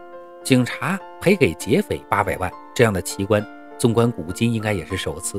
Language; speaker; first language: Chinese; native; Chinese